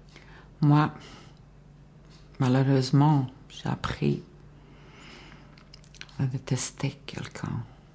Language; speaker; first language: French; non-native, learner; Bosnian